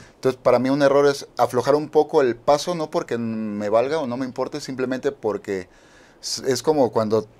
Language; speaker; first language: Spanish; native; Spanish